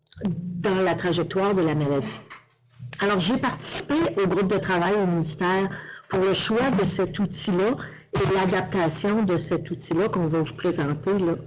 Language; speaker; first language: French; native; French